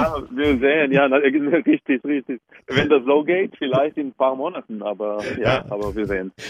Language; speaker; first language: German; non-native, fluent; Hebrew